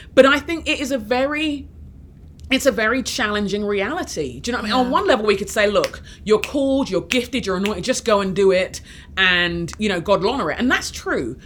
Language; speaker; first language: English; early bilingual, other home language; Yoruba